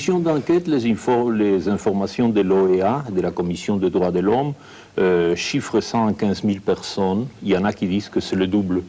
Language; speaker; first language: French; non-native, fluent; Spanish